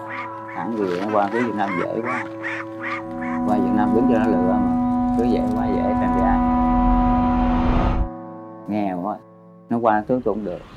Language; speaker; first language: Vietnamese; native; Vietnamese